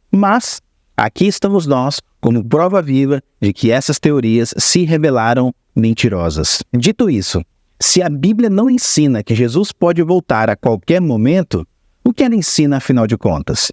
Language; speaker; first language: Portuguese; native; Portuguese